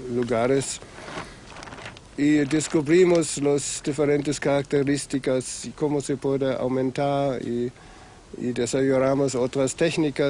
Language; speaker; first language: Spanish; non-native, fluent; German